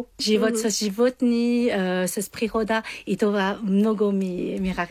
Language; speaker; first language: Bulgarian; non-native, learner; Chinese